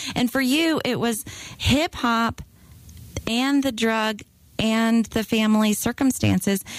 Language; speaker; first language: English; native; English